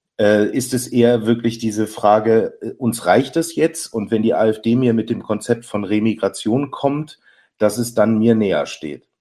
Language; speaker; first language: German; native; German